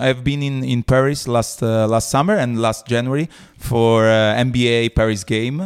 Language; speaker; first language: English; non-native, learner; Italian